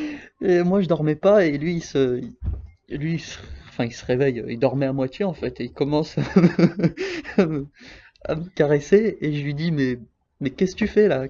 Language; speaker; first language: French; native; French